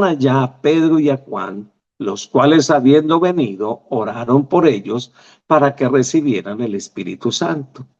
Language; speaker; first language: Spanish; native; Spanish